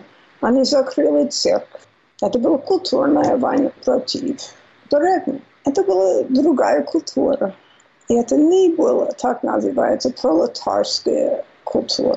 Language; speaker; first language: Russian; non-native, fluent; English